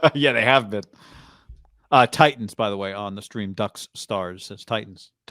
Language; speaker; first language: English; native; English